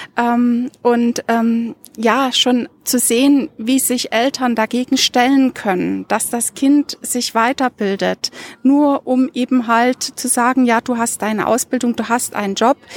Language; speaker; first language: German; native; German